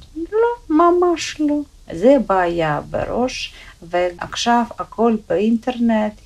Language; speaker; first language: Hebrew; early bilingual, other home language; Russian